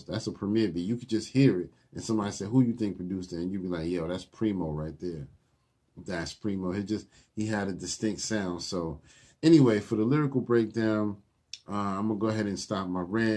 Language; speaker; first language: English; native; English